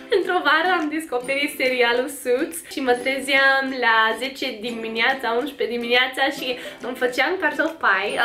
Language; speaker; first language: Romanian; non-native, fluent; English